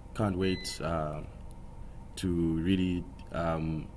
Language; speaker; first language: English; non-native, local second language; Shona